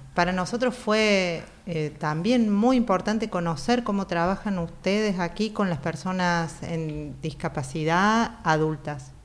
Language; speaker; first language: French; non-native, learner; Spanish